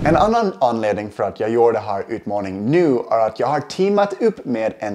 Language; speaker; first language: Swedish; non-native, fluent; English